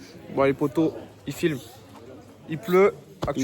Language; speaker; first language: French; native; French